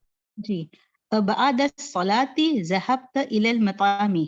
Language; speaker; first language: Arabic; non-native, learner; Urdu